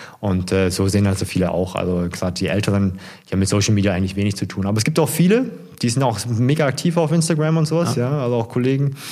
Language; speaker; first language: German; early bilingual, other home language; Korean